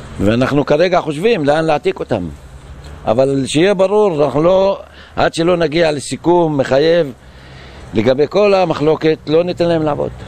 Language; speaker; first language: Hebrew; non-native, local second language; Arabic